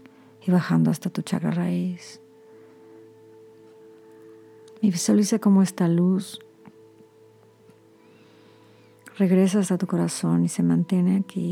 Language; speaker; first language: Spanish; native; Spanish